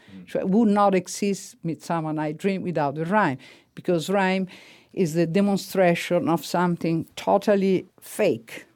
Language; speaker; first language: English; non-native, fluent; Italian